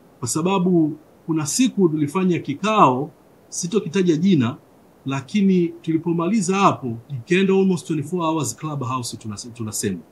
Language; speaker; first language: Swahili; native; Swahili